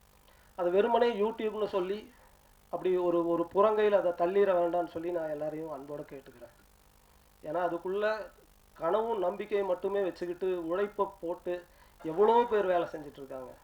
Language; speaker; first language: Tamil; native; Tamil